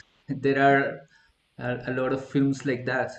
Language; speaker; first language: English; non-native, learner; Spanish